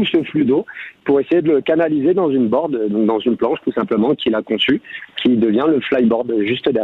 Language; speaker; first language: French; native; French